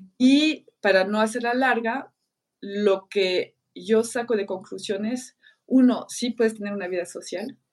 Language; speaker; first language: Spanish; non-native, fluent; French